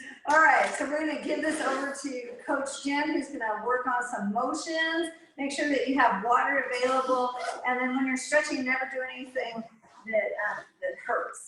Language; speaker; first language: English; native; English